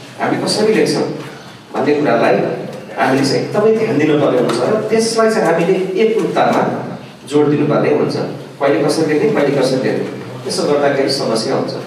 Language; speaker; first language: Nepali; non-native, local second language; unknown